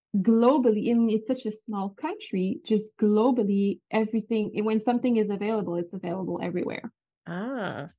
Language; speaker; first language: English; non-native, fluent; French